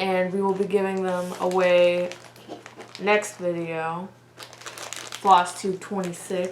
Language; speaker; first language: English; native; English